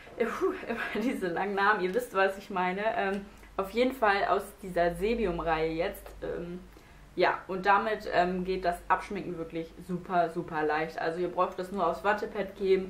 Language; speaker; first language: German; native; German